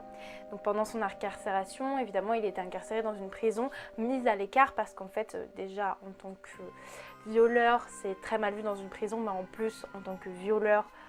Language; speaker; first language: French; native; French